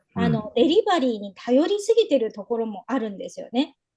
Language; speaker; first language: Japanese; native; Japanese